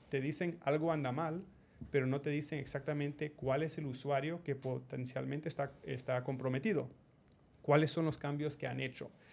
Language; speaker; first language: Spanish; early bilingual, heritage; Spanish